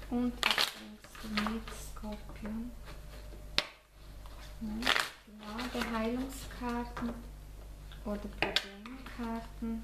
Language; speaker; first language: German; non-native, fluent; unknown